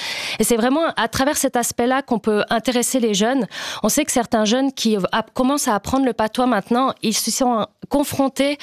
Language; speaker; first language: French; native; French